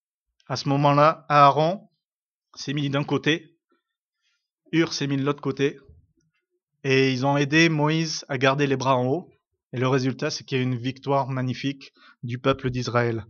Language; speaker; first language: French; native; French